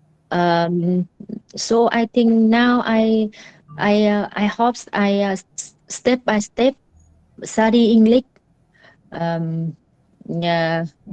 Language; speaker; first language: English; non-native, learner; Vietnamese